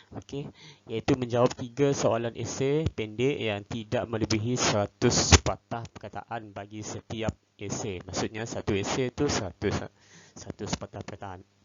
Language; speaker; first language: Malay; native; Malay